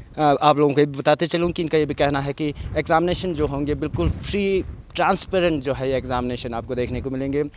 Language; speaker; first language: Hindi; non-native, local second language; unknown